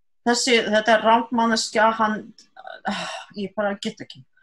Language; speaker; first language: Icelandic; non-native, fluent; Polish